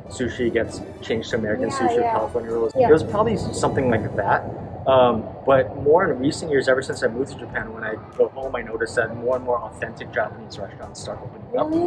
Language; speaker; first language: English; native; English